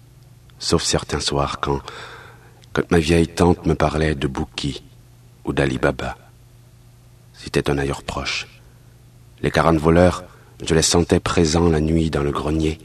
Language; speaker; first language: French; non-native, local second language; Haitian Creole